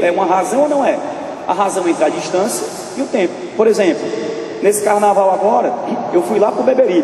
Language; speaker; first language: Portuguese; native; Portuguese